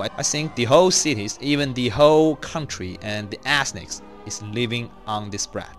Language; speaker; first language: English; non-native, fluent; Chinese